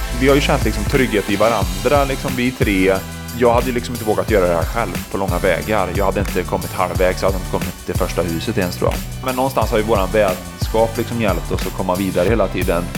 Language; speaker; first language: Swedish; native; Swedish